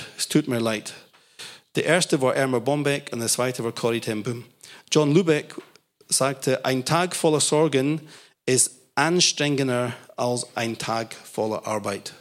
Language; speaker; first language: German; non-native, fluent; English